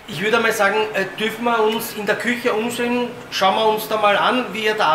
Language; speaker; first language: German; native; German